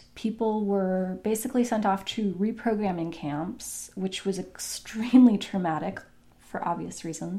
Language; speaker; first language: English; native; English